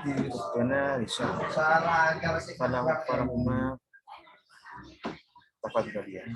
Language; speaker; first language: Arabic; non-native, learner; Indonesian